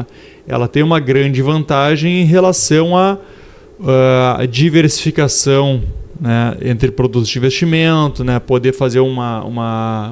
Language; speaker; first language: Portuguese; native; Portuguese